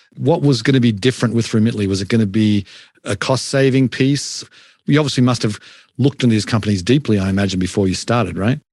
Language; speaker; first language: English; native; English